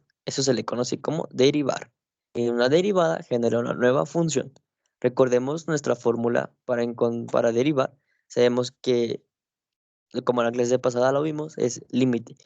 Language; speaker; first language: Spanish; native; Spanish